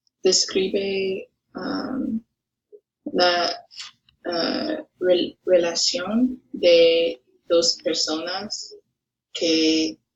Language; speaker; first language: Spanish; non-native, learner; English